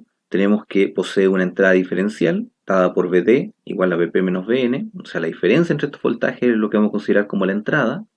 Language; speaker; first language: Spanish; native; Spanish